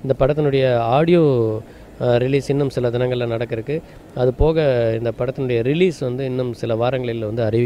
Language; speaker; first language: Tamil; native; Tamil